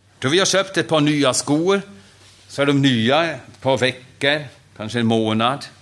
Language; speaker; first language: Swedish; non-native, fluent; German